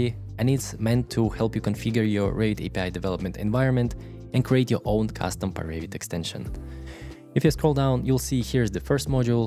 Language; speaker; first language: English; non-native, fluent; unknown